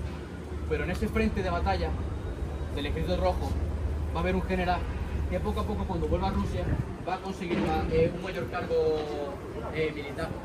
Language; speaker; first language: Spanish; native; Spanish